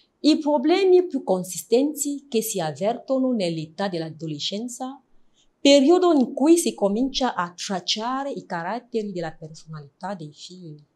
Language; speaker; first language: Italian; non-native, fluent; French